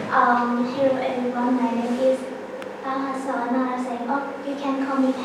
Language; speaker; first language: English; non-native, learner; Lao